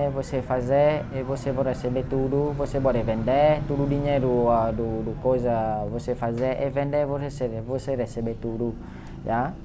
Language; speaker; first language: Portuguese; non-native, learner; Vietnamese